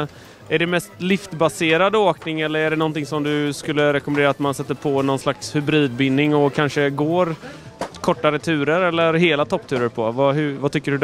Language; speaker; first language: Swedish; native; Swedish